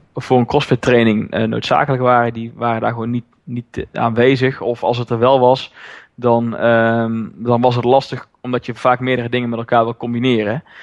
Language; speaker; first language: Dutch; native; Dutch